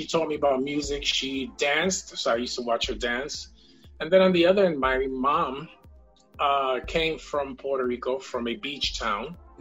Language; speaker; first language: English; native; English